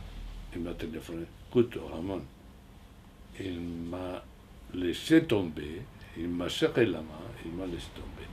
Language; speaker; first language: French; non-native, fluent; Spanish